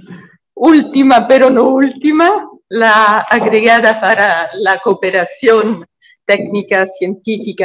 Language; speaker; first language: Spanish; non-native, fluent; Italian